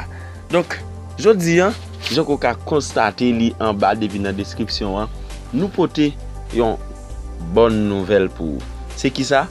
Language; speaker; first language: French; non-native, learner; Haitian Creole